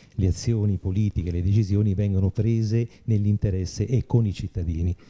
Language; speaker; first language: Italian; native; Italian